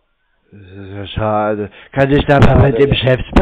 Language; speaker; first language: German; native; German